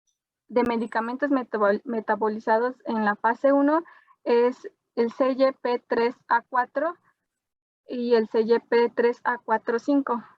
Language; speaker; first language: Spanish; native; Spanish